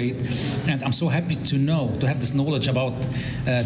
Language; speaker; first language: English; non-native, learner; Arabic